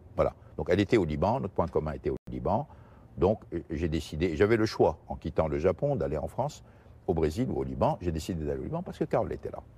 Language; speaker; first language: French; non-native, local second language; Portuguese